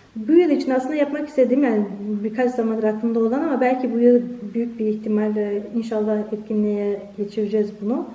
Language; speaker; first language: Turkish; early bilingual, heritage; Turkish